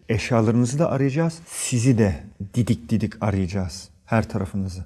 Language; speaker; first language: Turkish; early bilingual, heritage; Turkish